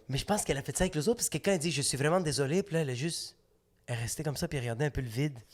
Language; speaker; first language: French; native; French